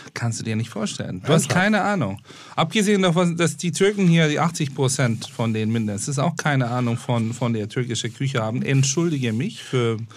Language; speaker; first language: German; non-native, fluent; Turkish